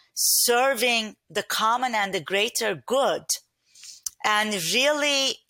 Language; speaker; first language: English; non-native, fluent; Turkish